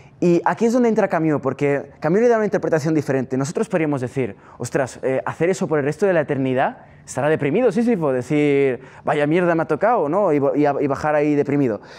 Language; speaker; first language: Spanish; non-native, fluent; Italian